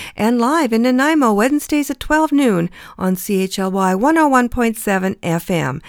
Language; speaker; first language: English; early bilingual, other home language; Ukrainian